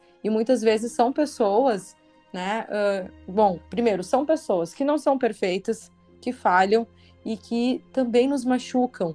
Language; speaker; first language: Portuguese; native; Portuguese